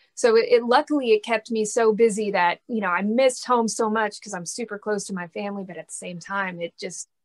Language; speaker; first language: English; native; English